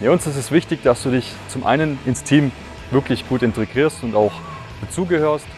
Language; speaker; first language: German; native; German